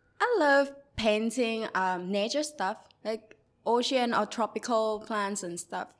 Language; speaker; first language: English; non-native, learner; Thai